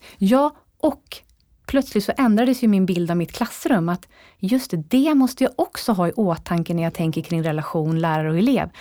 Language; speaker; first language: Swedish; native; Swedish